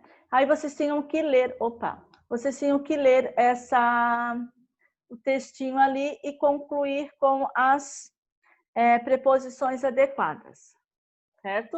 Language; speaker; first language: Portuguese; native; Portuguese